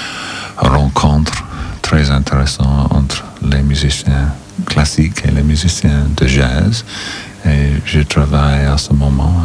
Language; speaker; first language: French; non-native, learner; English